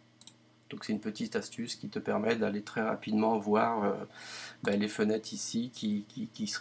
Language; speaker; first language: French; native; French